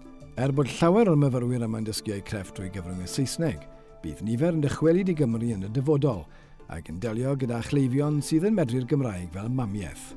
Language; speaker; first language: Welsh; native; Welsh